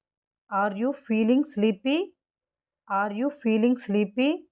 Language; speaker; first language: English; non-native, local second language; Tamil